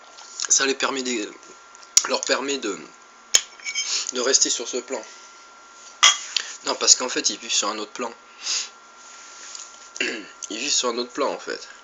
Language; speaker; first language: French; native; French